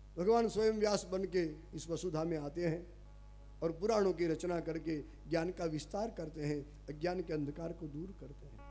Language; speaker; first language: Hindi; non-native, local second language; Gujarati